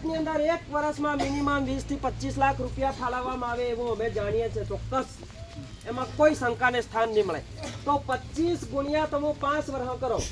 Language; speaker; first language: Gujarati; non-native, local second language; Bhili